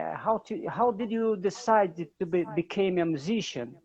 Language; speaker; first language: English; non-native, learner; Portuguese